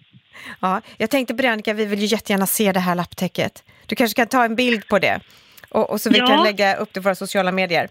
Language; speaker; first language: Swedish; native; Swedish